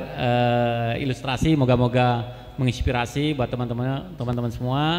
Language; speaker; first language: Indonesian; native; Indonesian